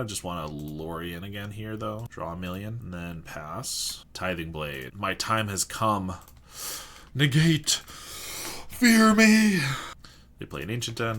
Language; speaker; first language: English; native; English